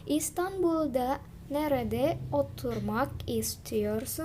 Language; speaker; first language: Turkish; non-native, fluent; Indonesian